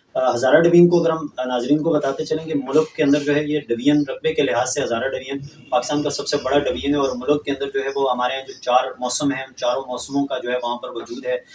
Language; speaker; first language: Urdu; non-native, local second language; Northern Hindko